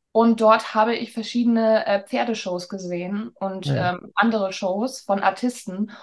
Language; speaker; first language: German; native; German